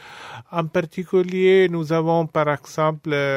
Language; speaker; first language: French; non-native, fluent; Italian